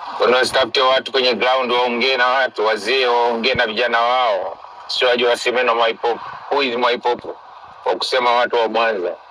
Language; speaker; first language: Swahili; non-native, local second language; Sukuma